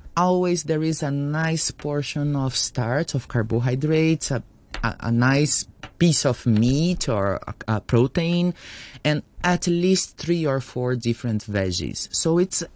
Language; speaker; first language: English; non-native, fluent; Portuguese